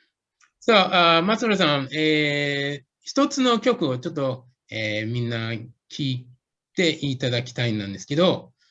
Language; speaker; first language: Japanese; non-native, fluent; English